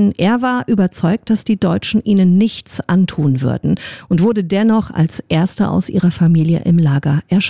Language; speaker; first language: German; native; German